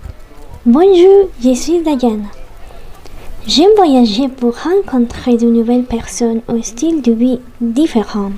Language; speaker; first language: French; non-native, learner; Spanish